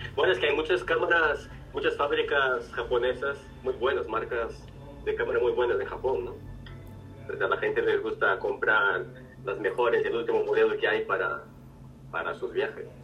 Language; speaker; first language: Spanish; non-native, fluent; Japanese